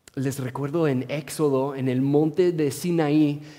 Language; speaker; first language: Spanish; non-native, fluent; English